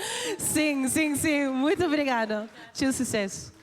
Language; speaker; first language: Portuguese; non-native, learner; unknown